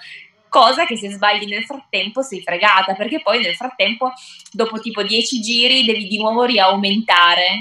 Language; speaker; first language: Italian; native; Italian